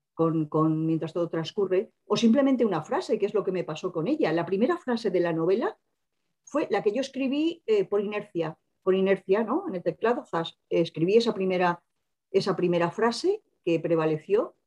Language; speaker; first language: Spanish; native; Spanish